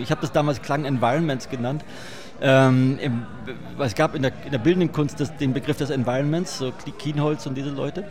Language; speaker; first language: German; native; German